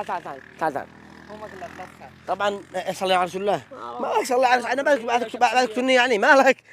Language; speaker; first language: Arabic; native; Arabic